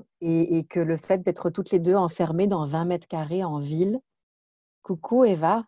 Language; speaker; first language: French; native; French